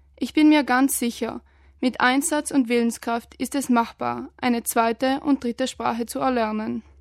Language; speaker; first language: German; native; German